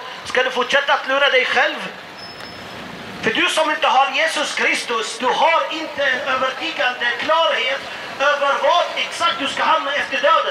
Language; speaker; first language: Swedish; non-native, fluent; Arabic